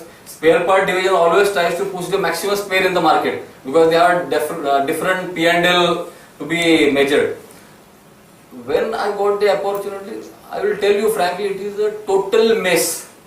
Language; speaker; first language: English; non-native, local second language; Marathi